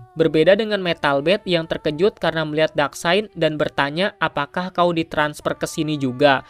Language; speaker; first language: Indonesian; native; Indonesian